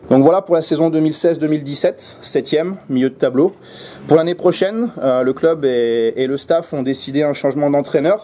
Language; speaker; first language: French; native; French